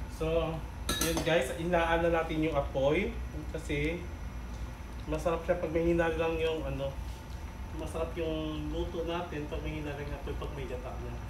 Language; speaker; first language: Filipino; non-native, local second language; Hiligaynon